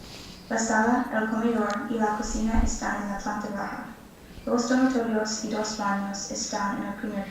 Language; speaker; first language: Spanish; non-native, learner; English